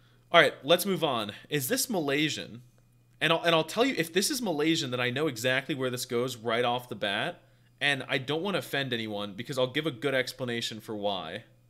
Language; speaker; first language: English; native; English